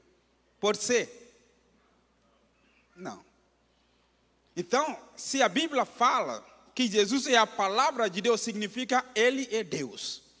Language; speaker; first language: Portuguese; non-native, fluent; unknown